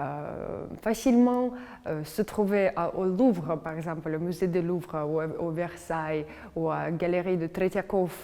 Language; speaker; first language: French; non-native, fluent; Russian